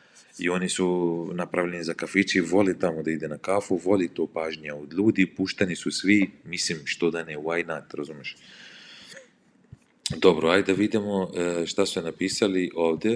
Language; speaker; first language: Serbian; non-native, learner; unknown